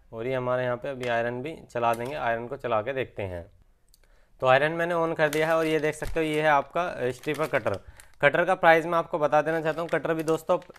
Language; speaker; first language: Hindi; native; Hindi